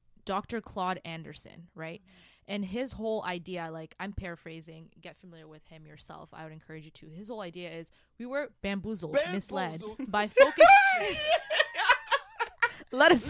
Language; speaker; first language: English; non-native, fluent; Rundi